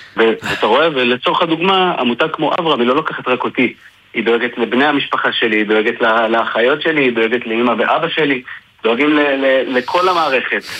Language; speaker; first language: Hebrew; native; Hebrew